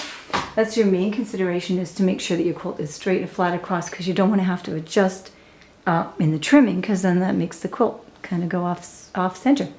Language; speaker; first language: English; native; English